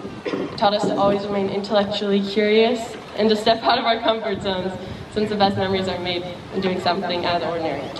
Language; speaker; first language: English; native; English